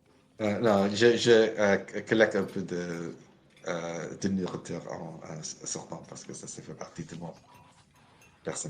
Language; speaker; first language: French; non-native, learner; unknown